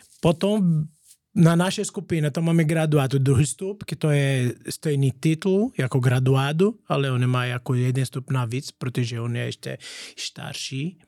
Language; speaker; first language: Czech; non-native, learner; Portuguese